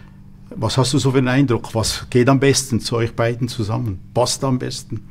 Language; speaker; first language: German; native; German